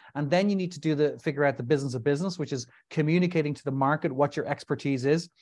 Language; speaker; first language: English; native; English